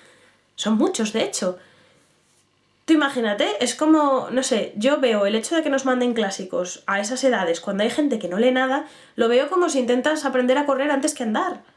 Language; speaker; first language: Spanish; native; Spanish